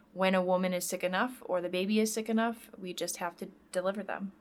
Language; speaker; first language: English; native; English